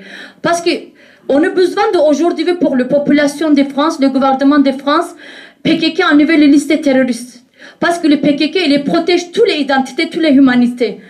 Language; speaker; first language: French; non-native, learner; Kurdish